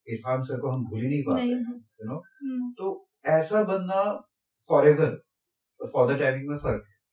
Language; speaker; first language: Hindi; non-native, local second language; Assamese